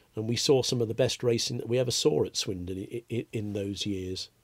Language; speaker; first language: English; native; English